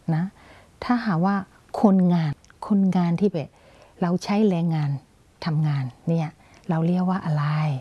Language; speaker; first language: Thai; non-native, fluent; Burmese